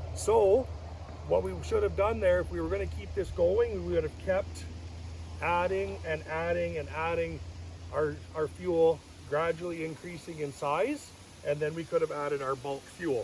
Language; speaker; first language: English; native; English